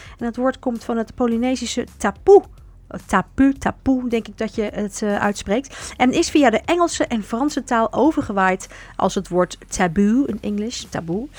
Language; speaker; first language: Dutch; native; Dutch